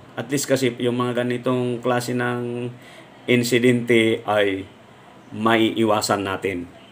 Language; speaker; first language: Filipino; non-native, local second language; Iloko